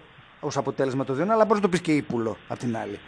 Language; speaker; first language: Greek; native; Greek